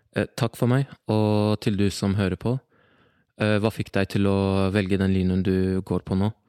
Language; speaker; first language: Norwegian; early bilingual, other home language; Arabic